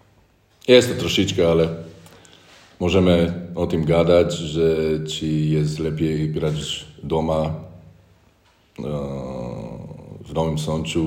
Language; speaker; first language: Polish; non-native, learner; Slovak